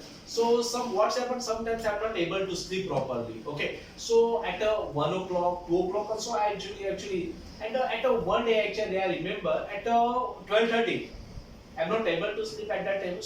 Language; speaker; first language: English; non-native, local second language; Marathi